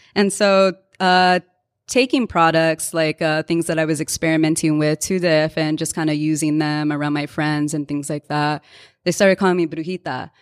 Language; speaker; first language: English; early bilingual, other home language; Spanish